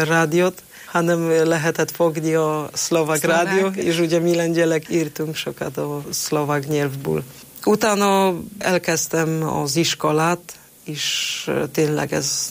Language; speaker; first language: Hungarian; non-native, fluent; Polish